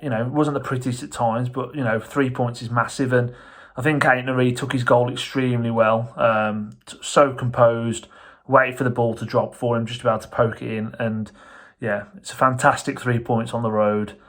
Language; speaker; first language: English; native; English